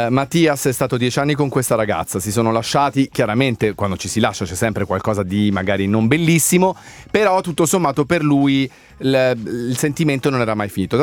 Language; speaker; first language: Italian; native; Italian